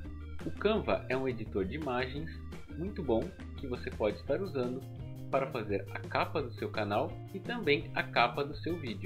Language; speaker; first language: Portuguese; native; Portuguese